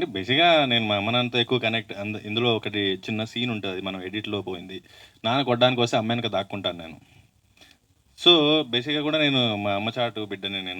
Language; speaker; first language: Telugu; native; Telugu